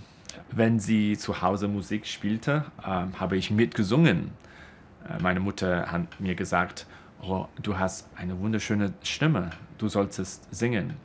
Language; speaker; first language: German; non-native, fluent; Chinese